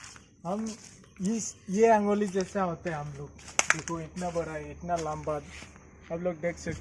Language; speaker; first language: Hindi; non-native, local second language; Bodo